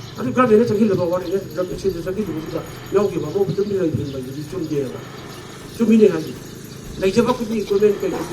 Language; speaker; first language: Manipuri; native; Manipuri